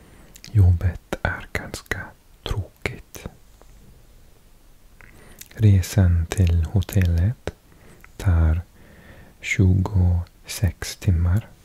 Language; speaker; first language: Swedish; non-native, learner; English